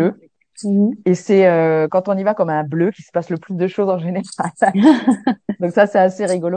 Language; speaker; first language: French; native; French